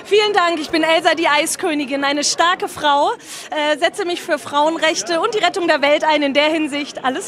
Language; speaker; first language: German; native; German